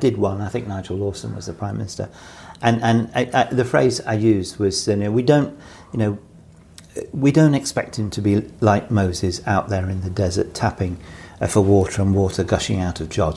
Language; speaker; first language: English; native; English